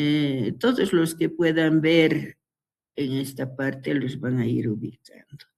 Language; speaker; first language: Spanish; native; Spanish